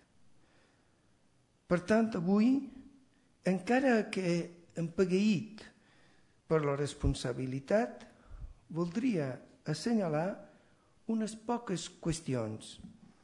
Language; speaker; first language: Catalan; non-native, fluent; Italian